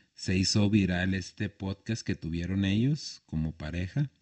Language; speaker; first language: Spanish; native; Spanish